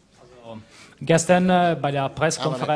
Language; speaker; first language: German; non-native, fluent; Italian